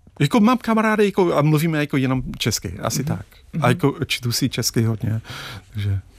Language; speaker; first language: Czech; non-native, fluent; English